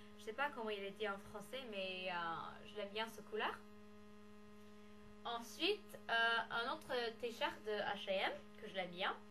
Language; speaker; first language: French; non-native, learner; English